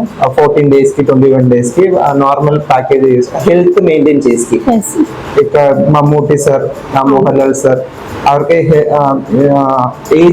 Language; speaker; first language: Telugu; non-native, learner; Malayalam